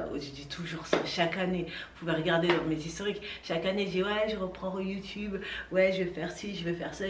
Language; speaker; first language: French; native; French